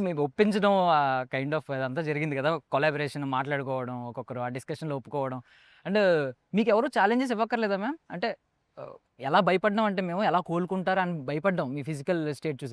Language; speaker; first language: Telugu; native; Telugu